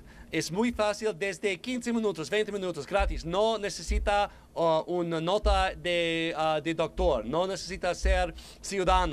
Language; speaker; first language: Spanish; non-native, learner; English